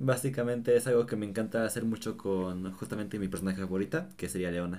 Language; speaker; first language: Spanish; native; Spanish